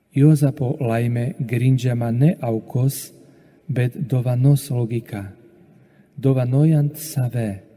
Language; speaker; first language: Lithuanian; non-native, fluent; Slovak